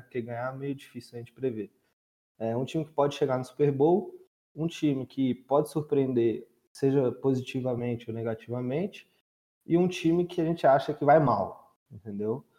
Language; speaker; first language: Portuguese; native; Portuguese